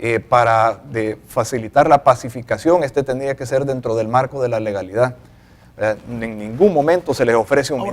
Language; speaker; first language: Spanish; native; Spanish